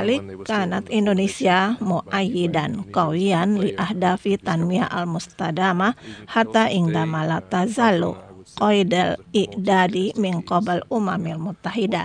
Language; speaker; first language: Arabic; non-native, fluent; Indonesian